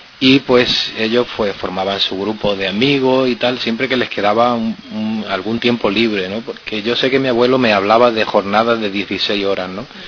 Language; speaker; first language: Spanish; native; Spanish